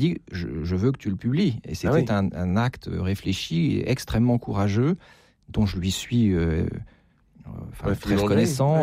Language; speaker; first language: French; native; French